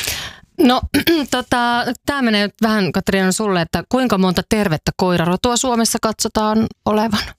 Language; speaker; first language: Finnish; native; Finnish